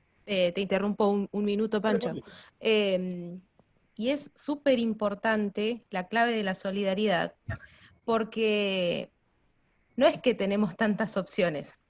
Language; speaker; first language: Spanish; native; Spanish